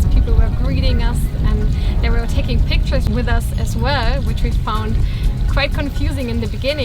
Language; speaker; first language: English; non-native, fluent; German